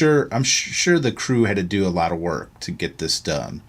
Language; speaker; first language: English; native; English